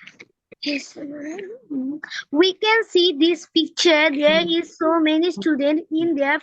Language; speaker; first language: English; non-native, learner; Bangla